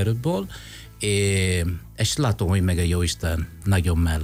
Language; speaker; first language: Hungarian; non-native, fluent; Italian